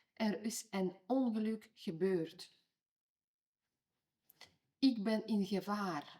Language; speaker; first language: Dutch; non-native, fluent; Ukrainian